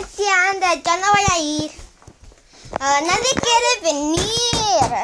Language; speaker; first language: Spanish; early bilingual, heritage; Spanish